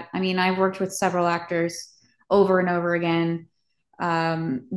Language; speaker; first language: English; native; English